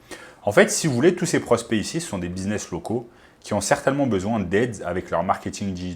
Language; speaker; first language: French; native; French